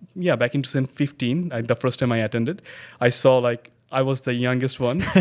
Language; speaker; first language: English; non-native, local second language; Bangla